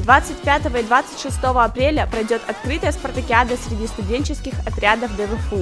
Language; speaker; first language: Russian; native; Russian